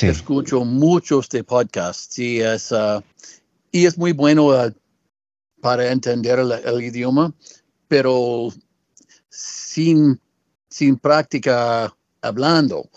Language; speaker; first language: Spanish; non-native, learner; English